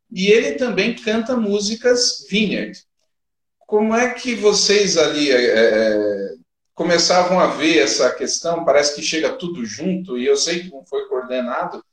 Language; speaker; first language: Portuguese; native; Portuguese